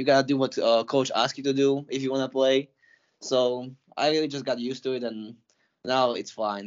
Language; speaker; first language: English; non-native, fluent; Slovak